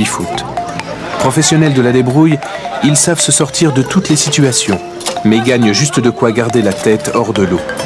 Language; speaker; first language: French; native; French